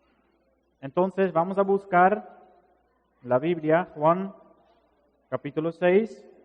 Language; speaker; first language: Spanish; non-native, fluent; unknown